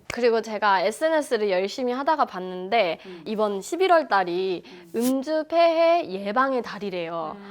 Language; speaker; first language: Korean; non-native, fluent; Burmese